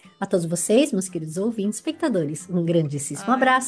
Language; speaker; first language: Portuguese; native; Portuguese